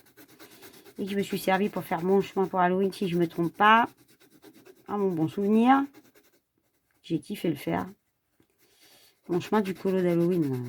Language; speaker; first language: French; native; French